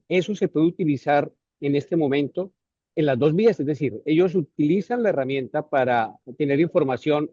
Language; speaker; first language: Spanish; native; Spanish